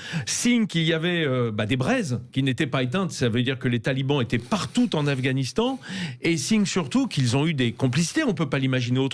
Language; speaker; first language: French; native; French